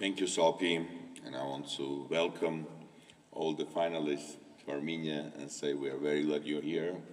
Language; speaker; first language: English; non-native, fluent; Armenian